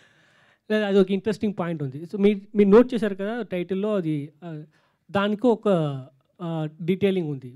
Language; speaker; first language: Telugu; non-native, learner; Tamil